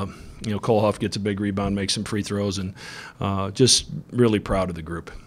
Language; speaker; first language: English; native; English